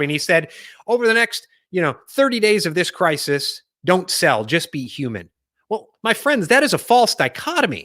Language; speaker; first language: English; native; English